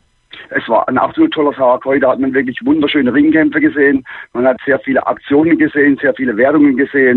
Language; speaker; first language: German; native; German